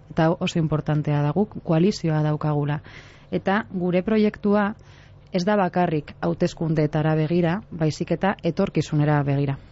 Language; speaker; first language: Basque; non-native, local second language; Spanish